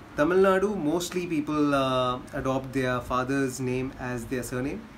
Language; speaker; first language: English; non-native, local second language; Hindi